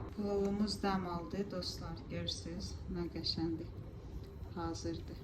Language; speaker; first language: Azerbaijani; non-native, local second language; Talysh